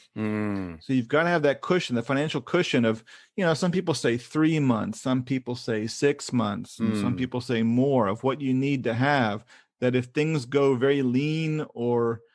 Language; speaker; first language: English; native; English